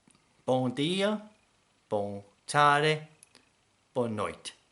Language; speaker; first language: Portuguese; non-native, learner; English